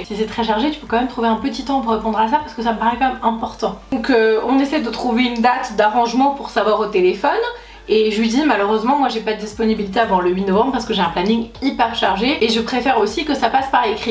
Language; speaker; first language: French; native; French